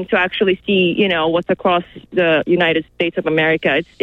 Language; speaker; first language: English; non-native, local second language; Filipino